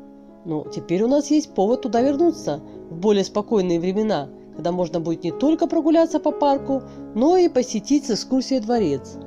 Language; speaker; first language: Russian; native; Russian